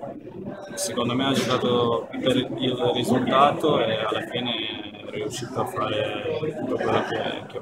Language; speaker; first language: Italian; non-native, fluent; Serbian